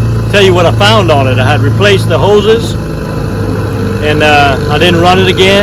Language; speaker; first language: English; native; English